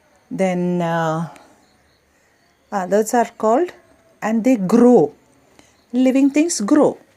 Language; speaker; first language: English; non-native, local second language; Malayalam